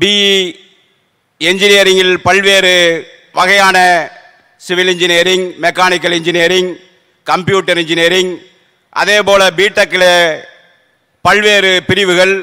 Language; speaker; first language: Tamil; native; Tamil